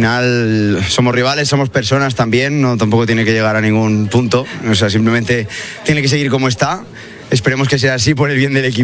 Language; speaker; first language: Spanish; native; Spanish